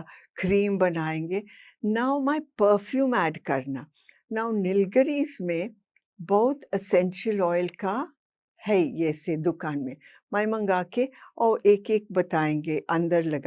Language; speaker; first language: Hindi; non-native, local second language; English